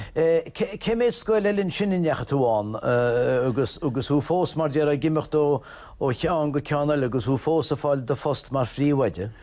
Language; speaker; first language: Irish; native; Irish